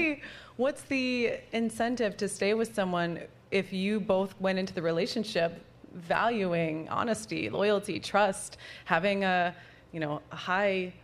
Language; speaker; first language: English; native; English